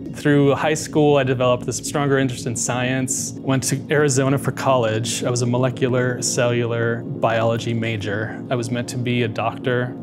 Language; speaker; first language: English; native; English